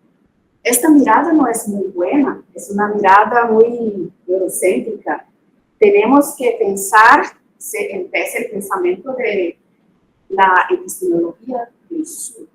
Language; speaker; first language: Spanish; non-native, fluent; Portuguese